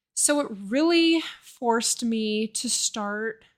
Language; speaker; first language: English; native; English